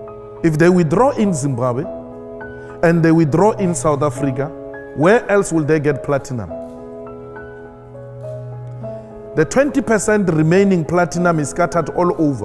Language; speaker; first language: English; non-native, local second language; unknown